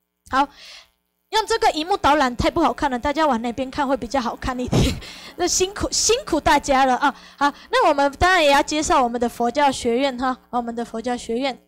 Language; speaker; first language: Chinese; non-native, fluent; Spanish